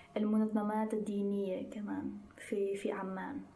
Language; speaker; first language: Arabic; non-native, fluent; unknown